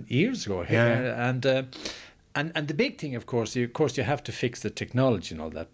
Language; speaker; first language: English; native; English